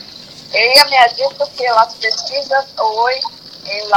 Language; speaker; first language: Spanish; non-native, fluent; Portuguese